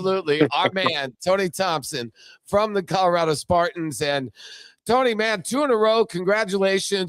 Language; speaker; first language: English; native; English